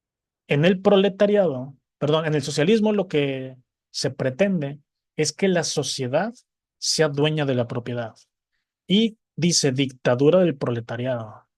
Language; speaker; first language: Spanish; native; Spanish